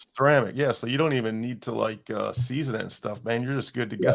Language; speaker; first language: English; native; English